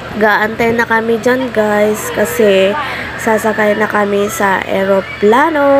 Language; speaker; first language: Filipino; non-native, local second language; Hiligaynon